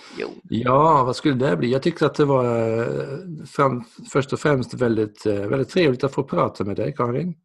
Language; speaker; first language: Swedish; non-native, fluent; Dutch